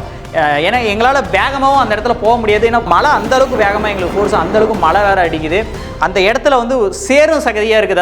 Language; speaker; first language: Tamil; native; Tamil